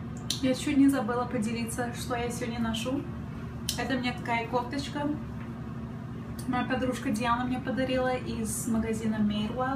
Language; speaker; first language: Russian; early bilingual, heritage; Russian